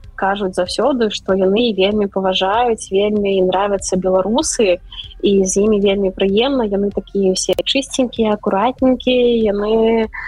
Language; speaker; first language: Belarusian; non-native, local second language; Russian